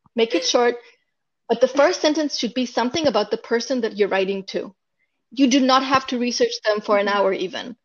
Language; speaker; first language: English; non-native, fluent; Hebrew